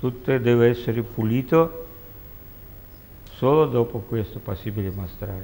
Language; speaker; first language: Italian; non-native, learner; Russian